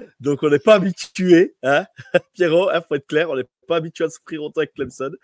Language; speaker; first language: French; native; French